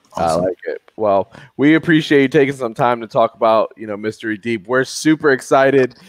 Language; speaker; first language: English; native; English